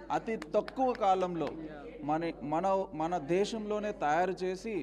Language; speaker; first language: Telugu; native; Telugu